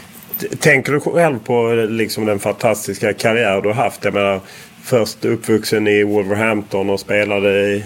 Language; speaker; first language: Swedish; native; Swedish